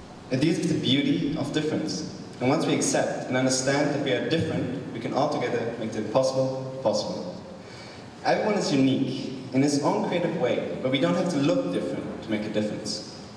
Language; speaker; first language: English; non-native, fluent; Turkish